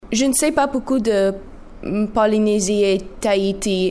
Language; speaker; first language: French; non-native, learner; English